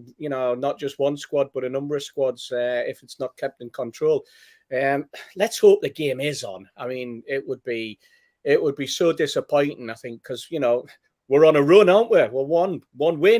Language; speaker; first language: English; native; English